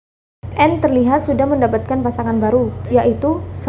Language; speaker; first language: Indonesian; native; Indonesian